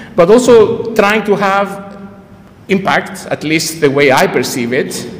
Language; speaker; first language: English; non-native, fluent; Greek